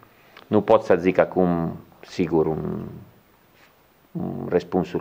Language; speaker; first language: Romanian; non-native, learner; Italian